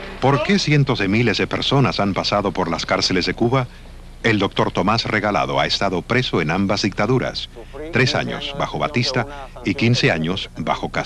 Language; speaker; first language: Spanish; native; Spanish